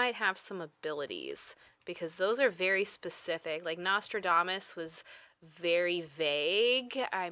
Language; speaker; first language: English; native; English